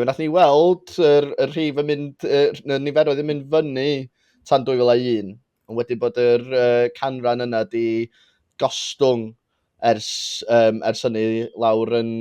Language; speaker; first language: Welsh; native; Welsh